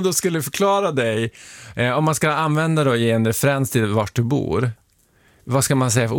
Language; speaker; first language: Swedish; native; Swedish